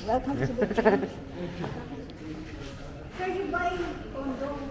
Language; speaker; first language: English; non-native, learner; Korean